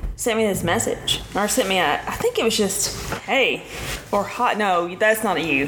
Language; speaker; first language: English; native; English